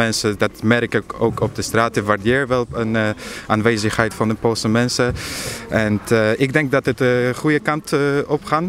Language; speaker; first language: Dutch; non-native, fluent; Polish